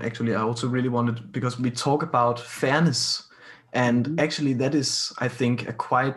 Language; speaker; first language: English; non-native, fluent; Danish